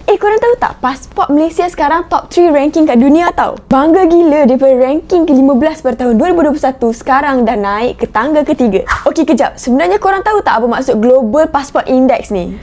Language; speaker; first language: Malay; native; Malay